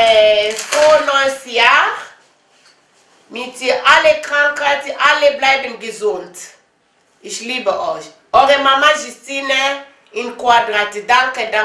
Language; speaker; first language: German; non-native, learner; Lingala